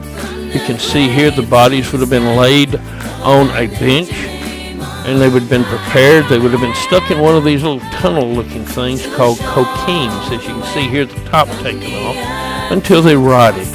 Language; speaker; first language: English; native; English